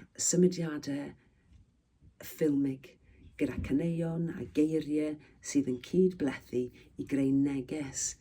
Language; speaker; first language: Welsh; native; Welsh